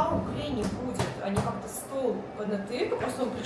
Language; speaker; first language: Russian; native; Russian